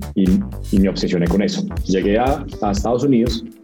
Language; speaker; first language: Spanish; native; Spanish